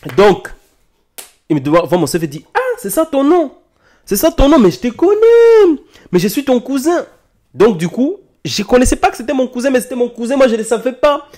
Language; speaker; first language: French; non-native, local second language; Lingala